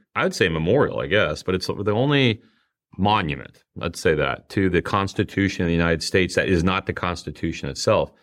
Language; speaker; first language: English; native; English